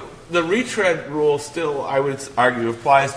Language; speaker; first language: English; native; English